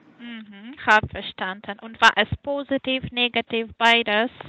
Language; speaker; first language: German; non-native, fluent; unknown